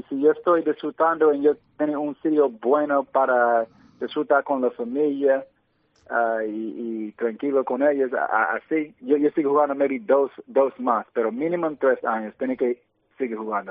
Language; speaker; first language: Spanish; early bilingual, heritage; English